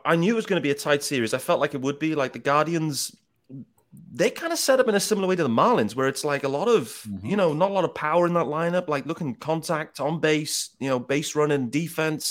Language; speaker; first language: English; native; English